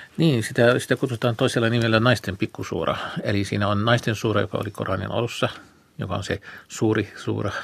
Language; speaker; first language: Finnish; non-native, fluent; Arabic